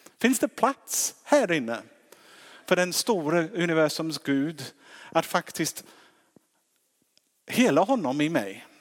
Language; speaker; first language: Swedish; non-native, fluent; English